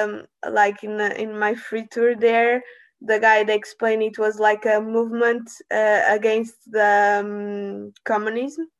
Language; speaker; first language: English; non-native, learner; Portuguese